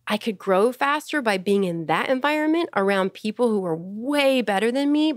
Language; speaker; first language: English; native; English